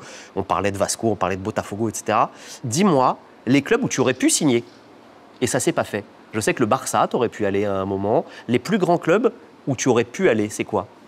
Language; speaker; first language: French; native; French